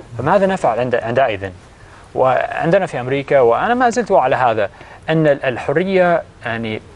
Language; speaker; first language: Arabic; non-native, fluent; English